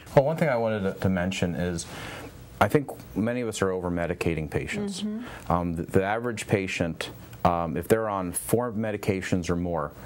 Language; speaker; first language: English; native; English